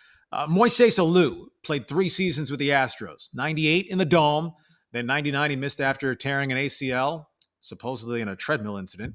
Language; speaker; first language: English; native; English